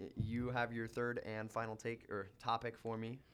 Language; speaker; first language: English; native; English